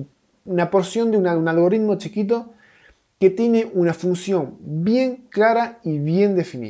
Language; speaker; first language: Spanish; native; Spanish